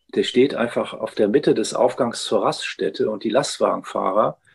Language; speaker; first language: German; early bilingual, heritage; Greek